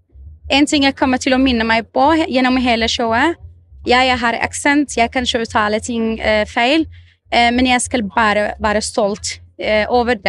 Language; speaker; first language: Norwegian; non-native, fluent; Arabic